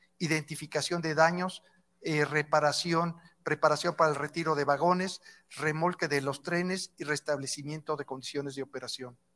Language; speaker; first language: Spanish; native; Spanish